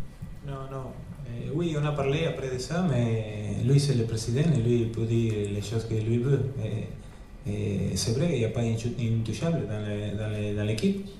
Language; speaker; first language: French; non-native, learner; Spanish